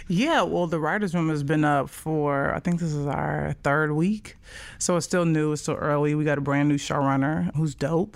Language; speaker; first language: English; native; English